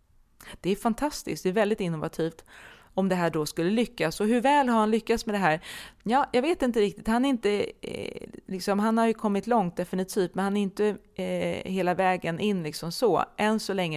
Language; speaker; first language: Swedish; native; Swedish